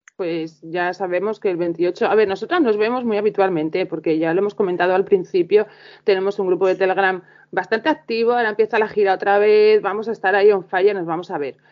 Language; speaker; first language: Spanish; native; Spanish